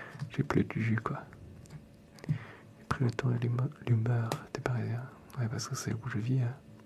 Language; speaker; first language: French; non-native, fluent; Chinese